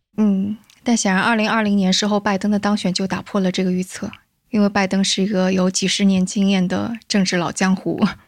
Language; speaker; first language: Chinese; native; Chinese